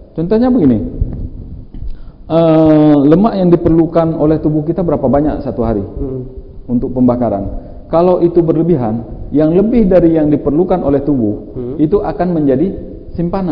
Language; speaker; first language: Malay; native; Malay